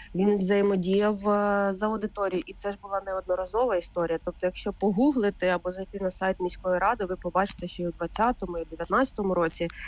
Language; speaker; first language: Ukrainian; native; Ukrainian